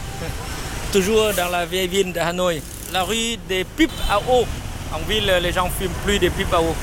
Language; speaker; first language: French; non-native, fluent; Vietnamese